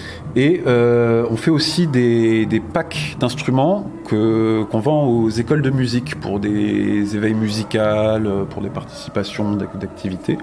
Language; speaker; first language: French; native; French